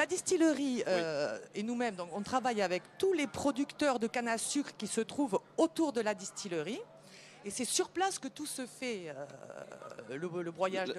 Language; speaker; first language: French; native; French